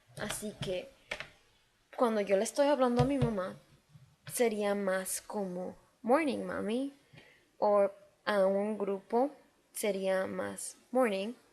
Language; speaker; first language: Spanish; native; Spanish